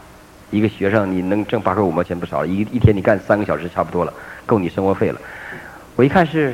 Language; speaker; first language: Chinese; native; Chinese